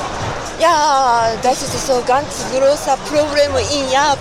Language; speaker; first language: German; non-native, learner; Japanese